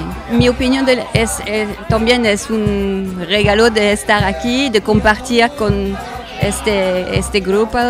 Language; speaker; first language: Spanish; non-native, learner; French